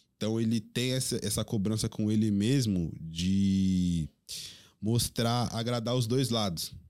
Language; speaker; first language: Portuguese; native; Portuguese